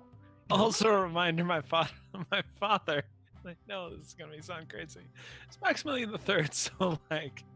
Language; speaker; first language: English; native; English